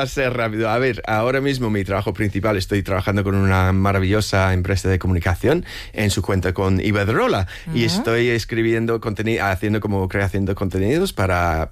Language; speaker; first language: Spanish; non-native, fluent; English